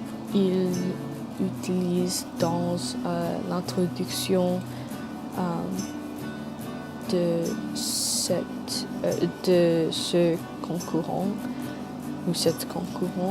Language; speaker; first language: French; non-native, learner; English